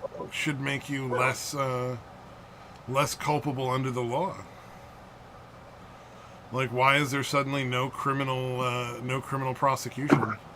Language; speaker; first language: English; native; English